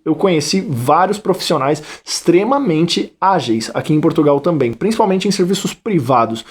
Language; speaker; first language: Portuguese; native; Portuguese